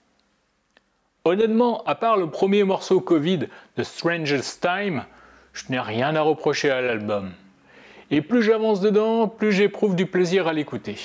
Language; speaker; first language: French; native; French